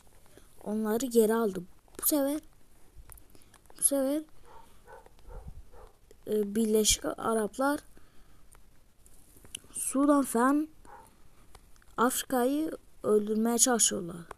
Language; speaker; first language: Turkish; early bilingual, heritage; Turkish